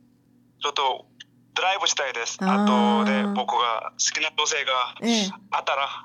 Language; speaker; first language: Japanese; non-native, learner; Korean